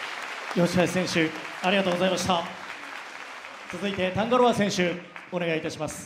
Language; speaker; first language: Japanese; native; Japanese